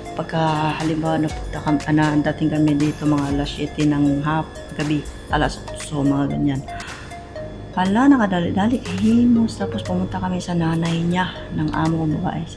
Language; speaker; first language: Filipino; non-native, local second language; Cebuano